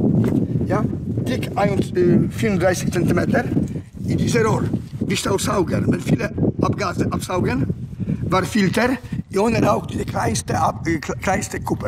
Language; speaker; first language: German; non-native, learner; Polish